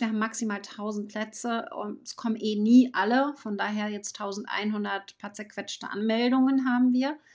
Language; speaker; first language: German; native; German